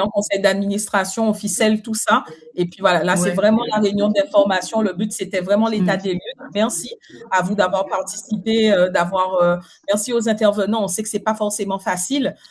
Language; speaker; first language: French; native; French